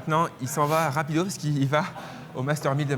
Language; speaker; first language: French; native; French